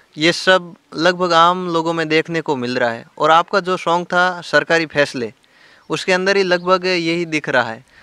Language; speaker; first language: Hindi; native; Hindi